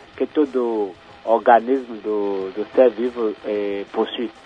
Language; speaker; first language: Portuguese; non-native, fluent; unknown